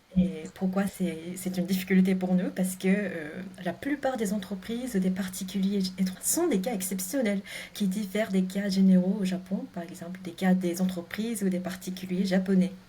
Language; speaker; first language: French; non-native, fluent; Japanese